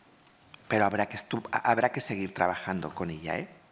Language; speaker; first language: Spanish; native; Spanish